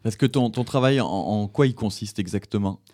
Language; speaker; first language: French; native; French